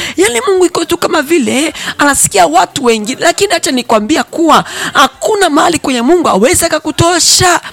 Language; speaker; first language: Swahili; non-native, local second language; Rundi